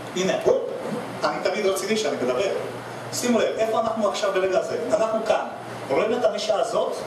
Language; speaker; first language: Hebrew; non-native, fluent; Russian